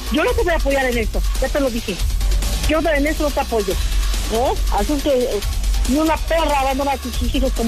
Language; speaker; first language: Spanish; native; Spanish